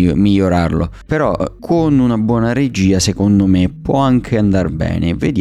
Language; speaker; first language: Italian; native; Italian